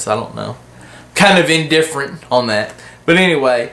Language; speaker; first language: English; native; English